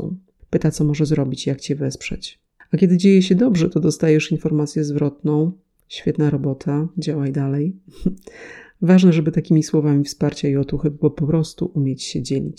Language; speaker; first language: Polish; native; Polish